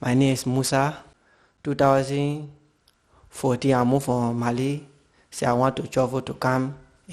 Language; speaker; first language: English; non-native, fluent; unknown